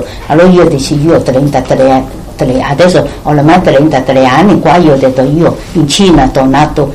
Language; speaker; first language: Italian; non-native, learner; Chinese